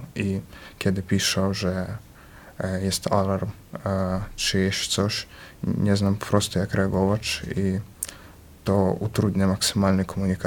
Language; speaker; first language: Polish; early bilingual, other home language; Ukrainian